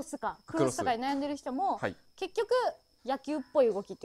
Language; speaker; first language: Japanese; native; Japanese